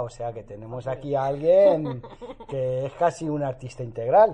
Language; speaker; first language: Spanish; native; Spanish